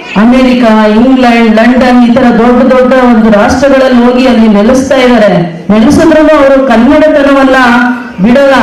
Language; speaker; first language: Kannada; native; Kannada